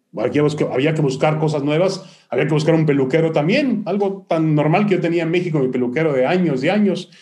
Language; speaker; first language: Spanish; early bilingual, other home language; Hebrew